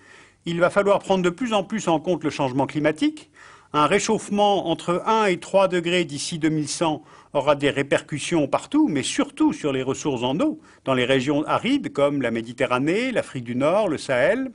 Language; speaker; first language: French; native; French